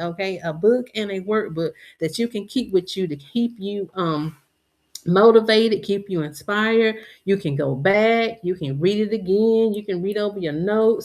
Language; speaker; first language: English; native; English